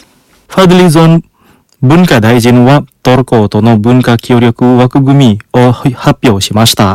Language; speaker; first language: Japanese; non-native, fluent; Indonesian